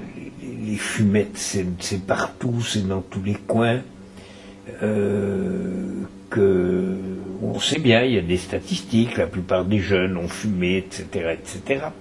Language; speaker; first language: French; native; French